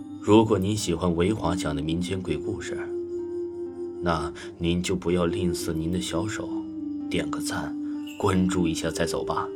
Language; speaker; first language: Chinese; native; Chinese